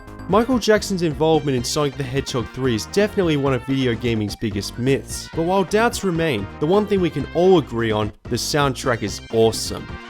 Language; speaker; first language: English; native; English